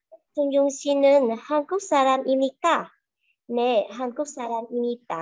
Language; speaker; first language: Korean; non-native, learner; Vietnamese